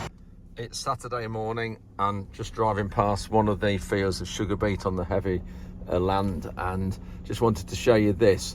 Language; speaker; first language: English; native; English